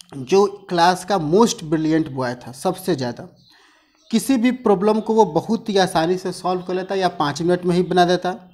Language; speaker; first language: Hindi; native; Hindi